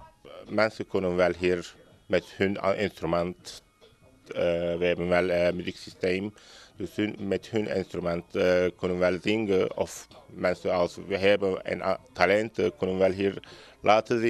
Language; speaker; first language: Dutch; non-native, learner; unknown